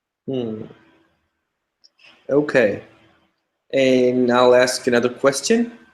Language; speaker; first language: English; non-native, fluent; Turkish